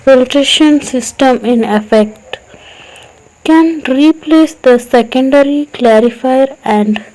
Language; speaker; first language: English; non-native, local second language; Kannada